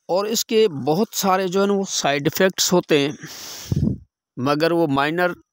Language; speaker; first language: Urdu; non-native, local second language; Sindhi